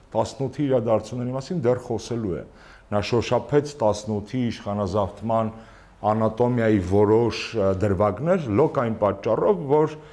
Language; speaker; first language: Armenian; native; Armenian